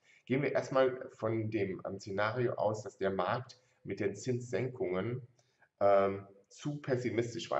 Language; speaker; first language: German; native; German